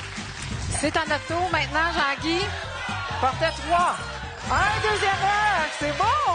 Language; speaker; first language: French; native; French